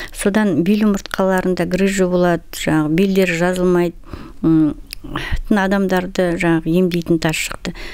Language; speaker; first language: Kazakh; non-native, local second language; Russian